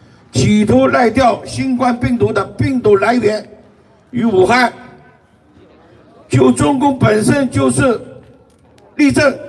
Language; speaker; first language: Chinese; native; Chinese